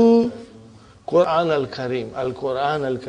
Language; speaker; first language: Arabic; non-native, fluent; Urdu